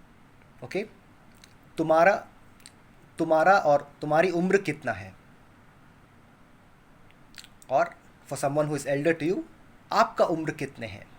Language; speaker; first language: Hindi; non-native, local second language; Kannada